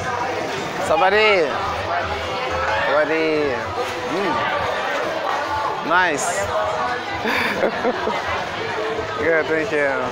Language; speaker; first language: English; non-native, learner; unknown